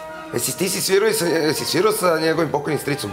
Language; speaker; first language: Serbian; native; Serbian